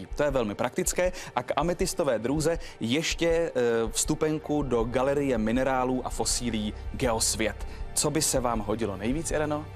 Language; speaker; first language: Czech; native; Czech